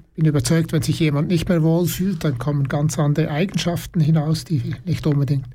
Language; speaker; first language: German; native; German